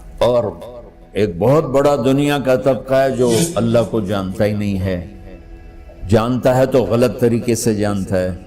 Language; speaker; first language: Urdu; non-native, local second language; Punjabi